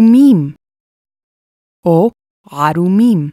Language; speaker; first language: Hebrew; non-native, fluent; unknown